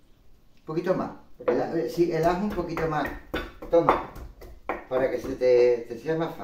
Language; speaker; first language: Spanish; native; Spanish